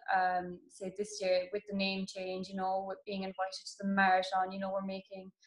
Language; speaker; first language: English; native; English